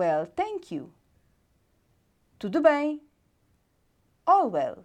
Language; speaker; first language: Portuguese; non-native, fluent; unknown